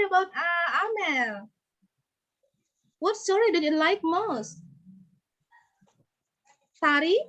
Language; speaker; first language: English; non-native, learner; Indonesian